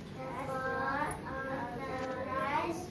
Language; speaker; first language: English; non-native, learner; Thai